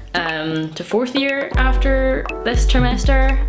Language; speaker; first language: English; native; English